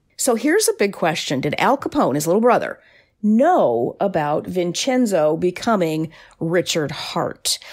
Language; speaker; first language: English; native; English